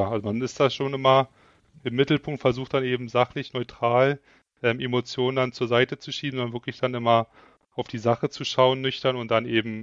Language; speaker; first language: German; native; German